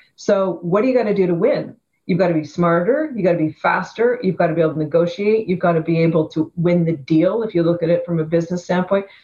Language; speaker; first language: English; native; English